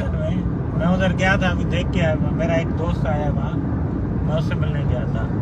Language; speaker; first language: Hindi; non-native, local second language; Sindhi